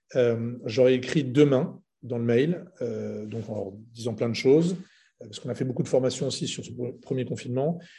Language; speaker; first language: French; non-native, local second language; Arabic